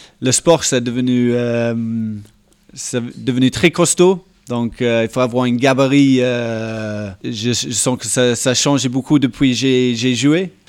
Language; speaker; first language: French; non-native, fluent; English